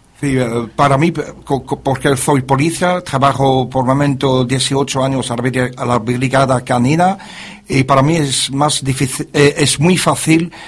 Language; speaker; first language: Spanish; non-native, learner; French